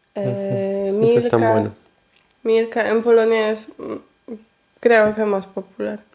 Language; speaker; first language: Spanish; non-native, learner; Polish